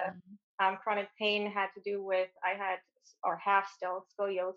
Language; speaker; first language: English; non-native, fluent; German